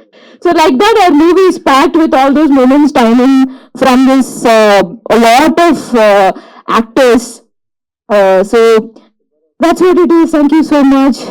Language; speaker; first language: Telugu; non-native, local second language; Malayalam